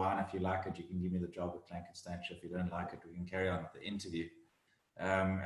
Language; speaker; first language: English; native; English